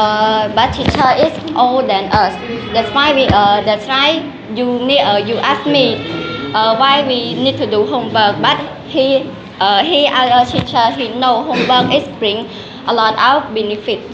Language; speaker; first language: English; non-native, learner; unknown